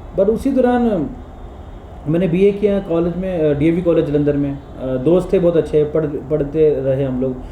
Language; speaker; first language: Hindi; non-native, local second language; Punjabi